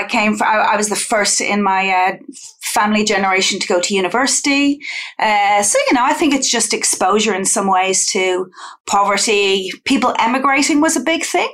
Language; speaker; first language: English; native; English